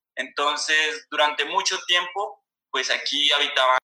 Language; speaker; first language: Spanish; native; Spanish